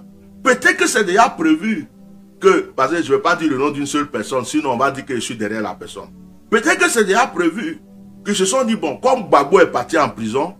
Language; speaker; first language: French; non-native, local second language; Baoulé